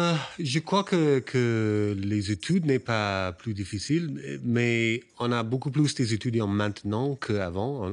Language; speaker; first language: French; non-native, fluent; English